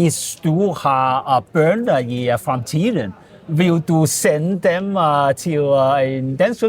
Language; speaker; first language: Danish; non-native, learner; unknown